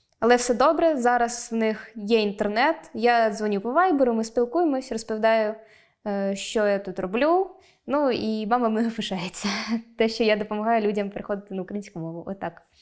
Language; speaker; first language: Ukrainian; non-native, local second language; Russian